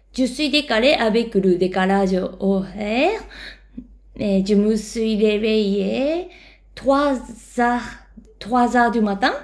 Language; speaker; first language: French; non-native, learner; Japanese